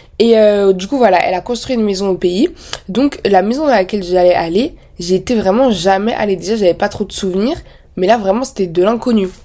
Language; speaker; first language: French; native; French